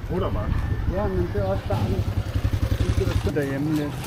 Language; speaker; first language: Danish; native; Danish